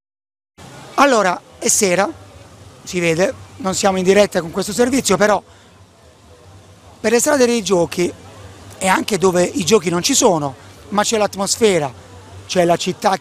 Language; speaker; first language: Italian; native; Italian